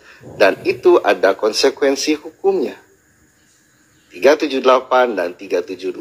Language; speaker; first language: Indonesian; native; Indonesian